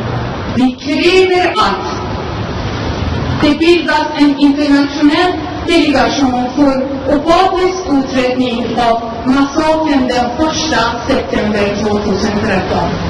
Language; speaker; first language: Swedish; non-native, fluent; Persian